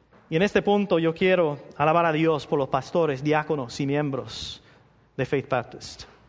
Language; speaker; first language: Spanish; non-native, fluent; English